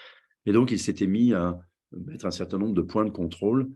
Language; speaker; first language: French; native; French